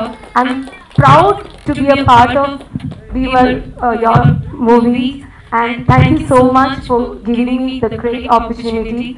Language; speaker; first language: Telugu; non-native, learner; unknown